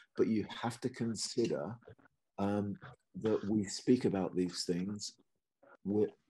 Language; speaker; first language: English; native; English